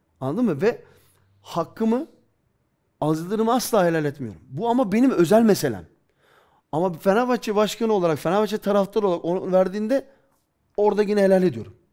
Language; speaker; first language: Turkish; early bilingual, heritage; Turkish